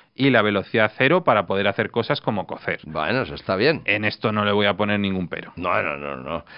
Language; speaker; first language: Spanish; non-native, fluent; Russian